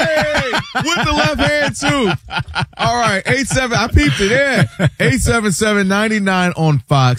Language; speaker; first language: English; native; English